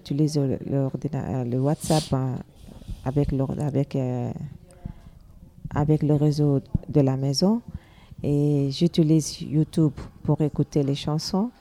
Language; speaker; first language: French; non-native, learner; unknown